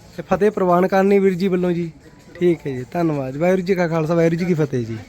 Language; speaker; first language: Punjabi; native; Punjabi